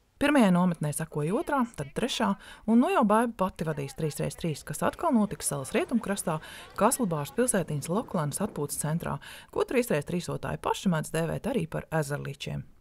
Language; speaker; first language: Latvian; native; Latvian